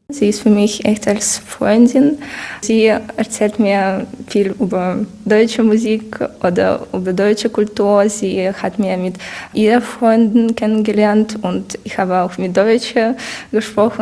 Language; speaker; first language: German; non-native, learner; Ukrainian